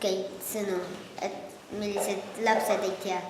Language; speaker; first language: Estonian; non-native, local second language; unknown